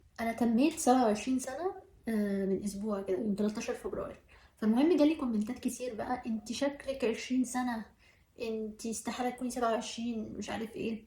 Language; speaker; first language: Arabic; native; Arabic